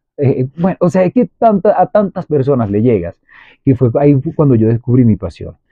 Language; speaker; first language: Spanish; native; Spanish